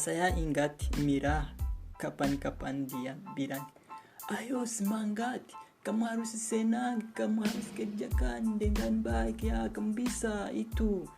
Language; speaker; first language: Indonesian; non-native, fluent; Kinyarwanda